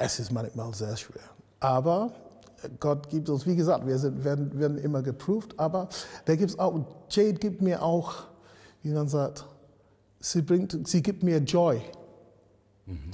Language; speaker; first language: German; non-native, fluent; English